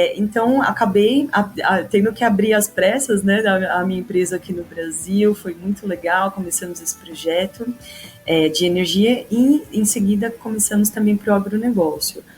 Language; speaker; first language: Portuguese; native; Portuguese